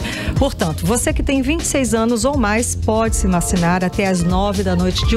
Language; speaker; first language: Portuguese; native; Portuguese